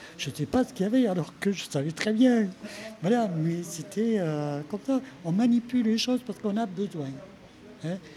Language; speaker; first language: French; native; French